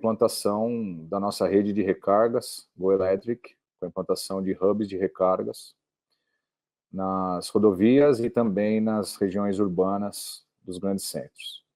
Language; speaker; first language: Portuguese; native; Portuguese